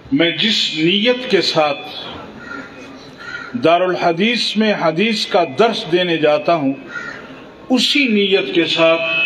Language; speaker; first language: Urdu; non-native, local second language; Pashto